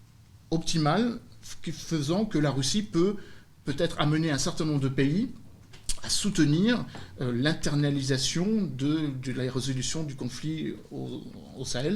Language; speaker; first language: French; native; French